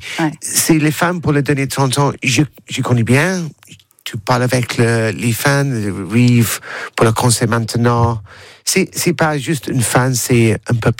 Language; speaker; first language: French; non-native, learner; English